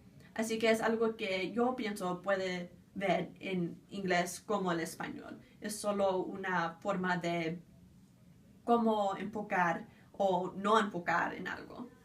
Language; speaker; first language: Spanish; early bilingual, other home language; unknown